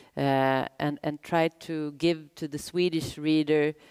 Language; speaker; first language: English; non-native, fluent; Swedish